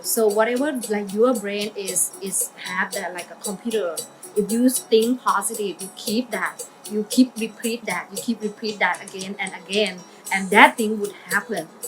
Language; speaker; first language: English; non-native, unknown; Thai